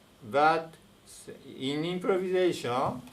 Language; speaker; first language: English; non-native, fluent; Japanese